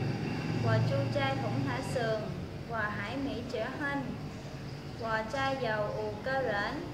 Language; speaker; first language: Chinese; non-native, learner; Vietnamese